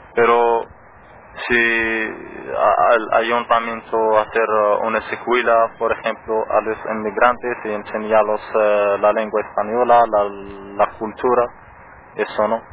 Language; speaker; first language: Spanish; non-native, learner; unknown